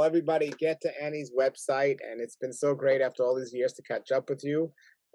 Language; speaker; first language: English; native; English